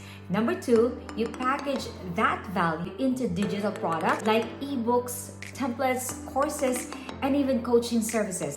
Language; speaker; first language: English; non-native, local second language; Filipino